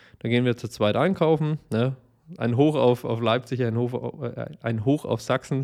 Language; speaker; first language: German; native; German